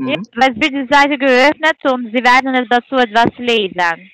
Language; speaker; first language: German; non-native, fluent; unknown